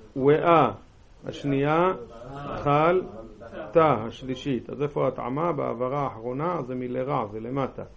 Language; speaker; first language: Hebrew; native; Hebrew